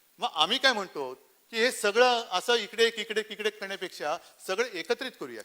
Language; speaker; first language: Marathi; native; Marathi